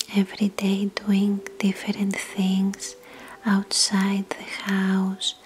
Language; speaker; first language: English; non-native, fluent; Greek